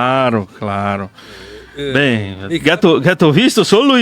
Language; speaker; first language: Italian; early bilingual, heritage; Portuguese